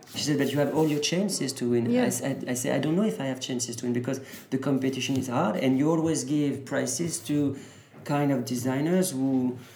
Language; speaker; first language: English; early bilingual, other home language; French